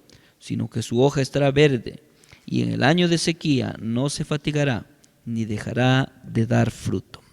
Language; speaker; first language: Spanish; native; Spanish